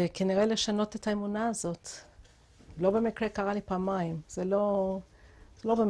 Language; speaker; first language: Hebrew; non-native, fluent; English